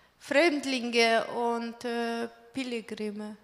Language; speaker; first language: German; non-native, fluent; Russian